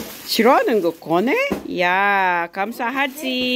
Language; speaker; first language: Korean; non-native, learner; Filipino